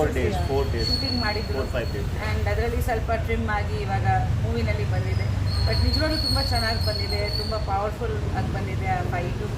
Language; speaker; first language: Kannada; native; Kannada